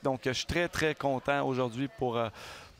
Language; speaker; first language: French; native; French